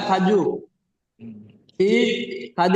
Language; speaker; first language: Russian; non-native, learner; Bangla